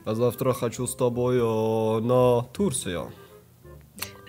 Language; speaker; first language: Russian; non-native, learner; Tajik